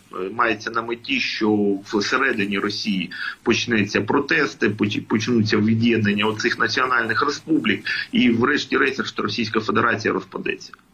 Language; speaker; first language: Ukrainian; native; Ukrainian